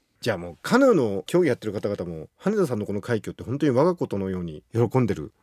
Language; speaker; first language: Japanese; native; Japanese